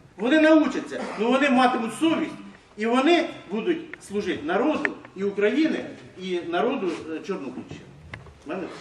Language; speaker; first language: Ukrainian; native; Ukrainian